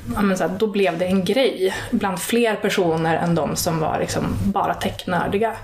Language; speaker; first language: Swedish; native; Swedish